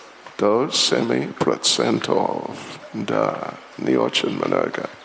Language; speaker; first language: Russian; non-native, learner; English